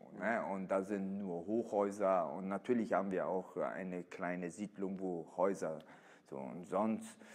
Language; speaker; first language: German; early bilingual, other home language; Italian